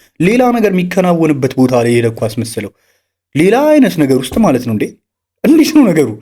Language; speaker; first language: Amharic; native; Amharic